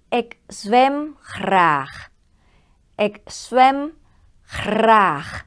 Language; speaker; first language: Dutch; non-native, learner; Thai